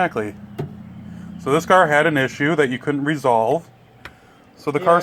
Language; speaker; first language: English; native; English